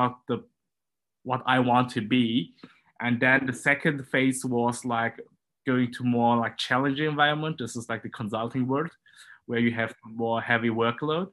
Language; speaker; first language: English; non-native, fluent; German